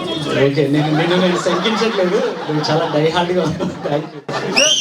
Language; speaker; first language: Telugu; native; Telugu